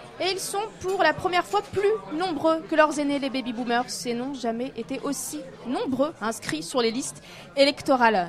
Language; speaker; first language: French; native; French